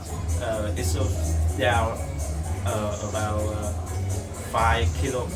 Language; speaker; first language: English; non-native, learner; Vietnamese